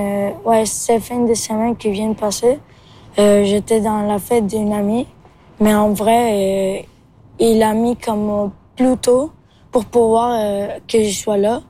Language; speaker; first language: French; early bilingual, other home language; Spanish